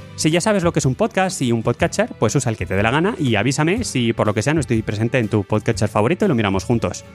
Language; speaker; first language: Spanish; native; Spanish